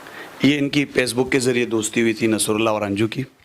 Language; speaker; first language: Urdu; non-native, local second language; Pashto